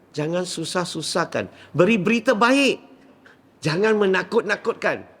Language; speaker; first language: Malay; non-native, local second language; Min Nan Chinese